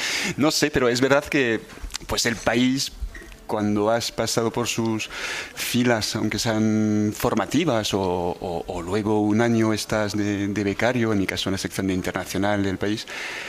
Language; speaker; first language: Spanish; non-native, fluent; French